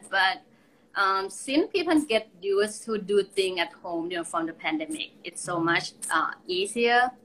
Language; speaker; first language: English; non-native, fluent; Thai